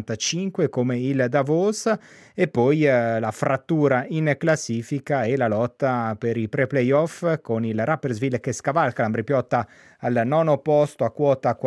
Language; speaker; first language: Italian; native; Italian